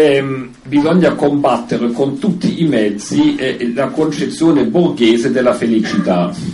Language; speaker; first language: Italian; non-native, fluent; German